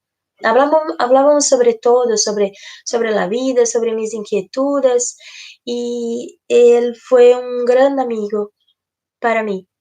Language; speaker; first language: Spanish; non-native, fluent; Portuguese